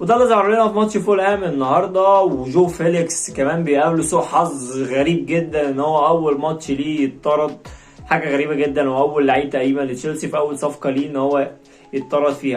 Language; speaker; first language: Arabic; native; Arabic